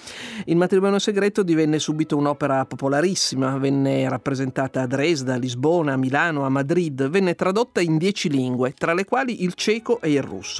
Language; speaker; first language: Italian; native; Italian